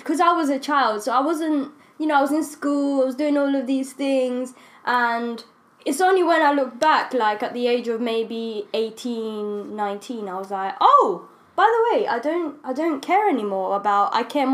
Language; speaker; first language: English; non-native, local second language; Kinyarwanda